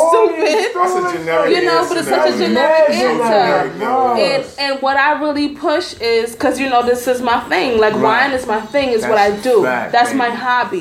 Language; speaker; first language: English; native; English